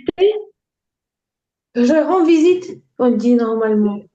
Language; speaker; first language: French; non-native, learner; Ukrainian